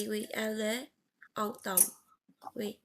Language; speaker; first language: French; non-native, learner; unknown